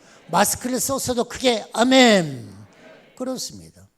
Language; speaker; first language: Korean; native; Korean